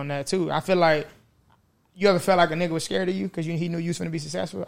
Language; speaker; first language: English; native; English